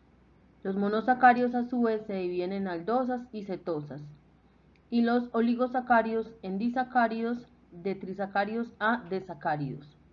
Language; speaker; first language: Spanish; native; Spanish